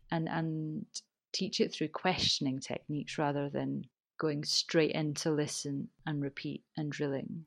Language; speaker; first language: English; native; English